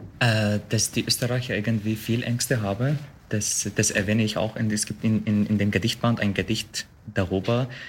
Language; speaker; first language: German; non-native, fluent; Arabic